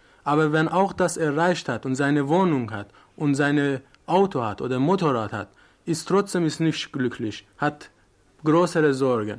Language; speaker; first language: German; non-native, learner; Persian